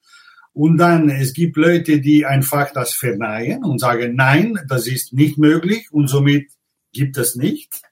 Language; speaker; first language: German; non-native, fluent; Italian